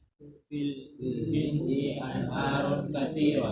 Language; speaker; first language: Arabic; non-native, learner; Indonesian